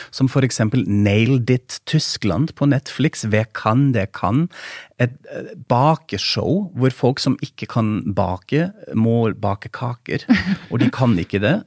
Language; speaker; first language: Norwegian; non-native, fluent; German